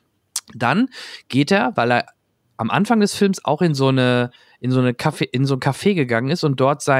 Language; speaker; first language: German; native; German